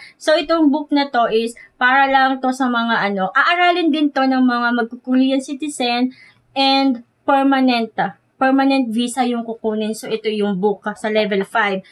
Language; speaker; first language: Filipino; native; Filipino